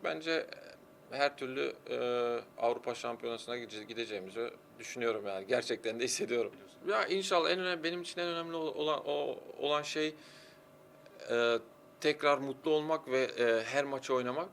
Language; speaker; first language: Turkish; early bilingual, heritage; Turkish